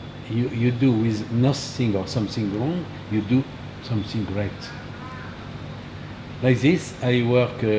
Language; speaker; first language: English; non-native, learner; French